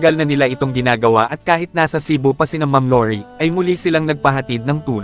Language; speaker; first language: Filipino; native; Filipino